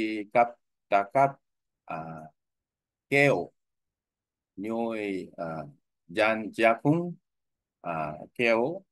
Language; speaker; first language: Vietnamese; non-native, learner; Korean